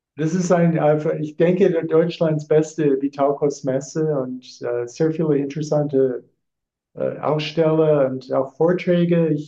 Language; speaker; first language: German; non-native, fluent; English